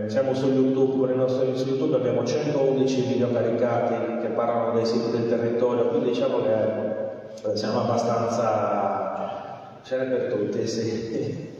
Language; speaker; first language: Italian; native; Italian